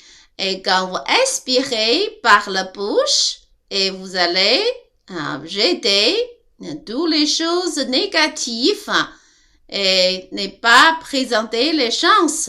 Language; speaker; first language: French; non-native, learner; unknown